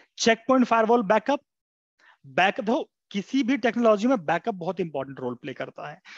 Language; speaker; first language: Hindi; native; Hindi